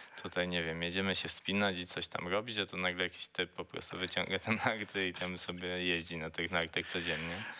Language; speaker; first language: Polish; native; Polish